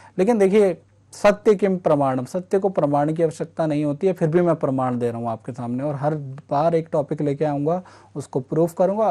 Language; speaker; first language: Hindi; native; Hindi